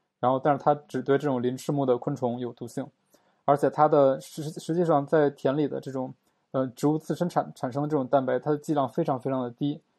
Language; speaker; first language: Chinese; native; Chinese